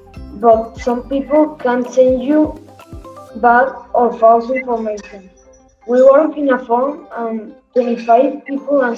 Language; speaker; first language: English; non-native, learner; Spanish